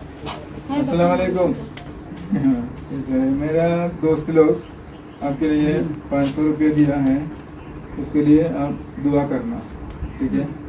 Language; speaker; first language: Hindi; non-native, local second language; Malayalam